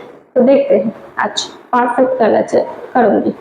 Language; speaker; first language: Hindi; non-native, local second language; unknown